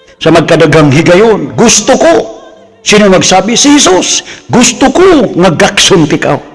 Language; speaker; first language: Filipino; non-native, local second language; Cebuano